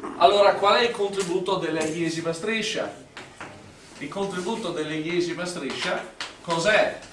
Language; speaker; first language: Italian; non-native, fluent; English